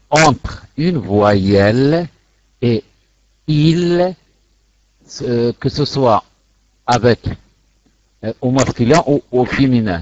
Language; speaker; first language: French; non-native, local second language; Arabic